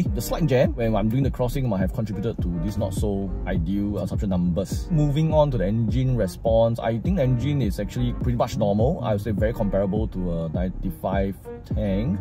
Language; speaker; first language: English; native; English